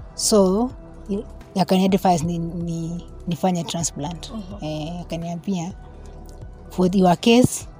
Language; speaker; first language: Swahili; non-native, local second language; Kalenjin